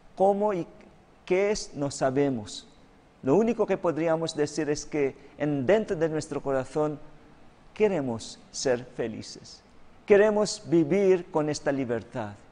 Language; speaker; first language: Spanish; non-native, fluent; Filipino